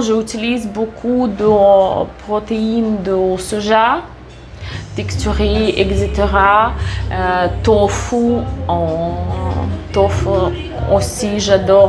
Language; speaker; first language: French; non-native, fluent; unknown